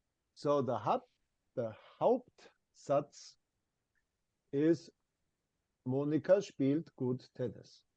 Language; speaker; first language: German; non-native, fluent; English